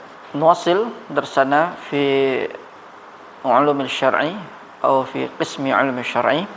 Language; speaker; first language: Arabic; non-native, fluent; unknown